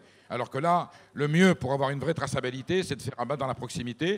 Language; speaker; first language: French; native; French